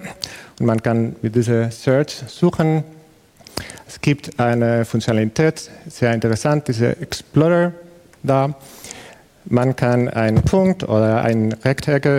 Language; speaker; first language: German; non-native, fluent; Spanish